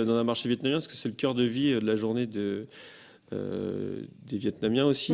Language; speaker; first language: French; native; French